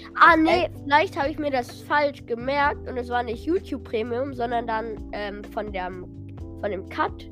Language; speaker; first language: German; native; German